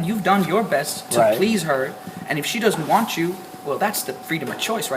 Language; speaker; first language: English; non-native, fluent; Danish